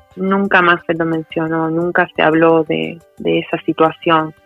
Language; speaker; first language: Spanish; native; Spanish